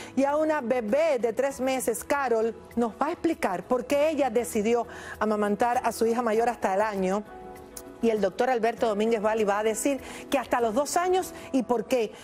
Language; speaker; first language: Spanish; native; Spanish